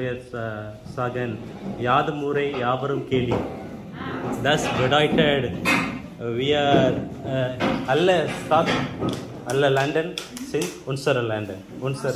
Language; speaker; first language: German; non-native, learner; Tamil